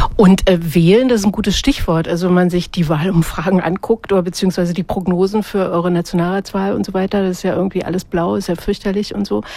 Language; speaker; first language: German; native; German